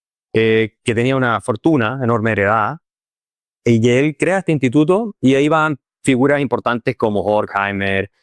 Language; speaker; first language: Spanish; native; Spanish